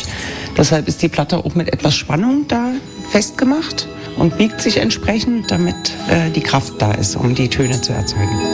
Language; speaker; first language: German; native; German